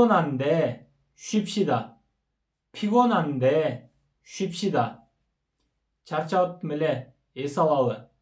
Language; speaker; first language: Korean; non-native, fluent; Kyrgyz